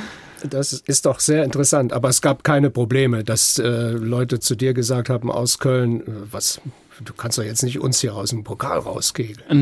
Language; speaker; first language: German; native; German